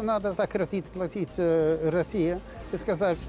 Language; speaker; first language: Russian; non-native, fluent; Swedish